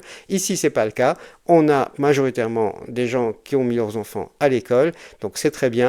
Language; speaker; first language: French; native; French